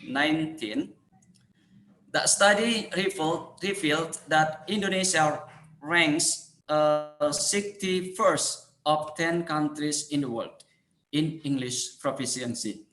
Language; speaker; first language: English; non-native, fluent; Indonesian